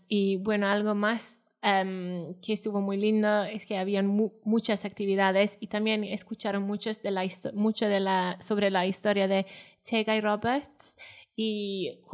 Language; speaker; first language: Spanish; non-native, fluent; Welsh